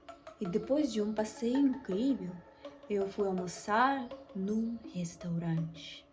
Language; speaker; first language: Portuguese; non-native, fluent; Russian